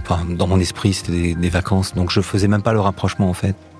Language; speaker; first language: French; native; French